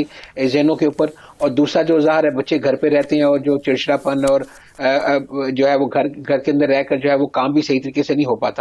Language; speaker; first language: Urdu; native; Urdu